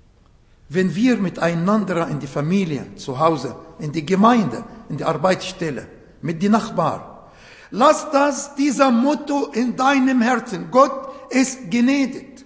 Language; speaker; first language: German; non-native, fluent; Arabic